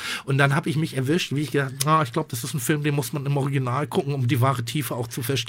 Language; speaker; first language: German; native; German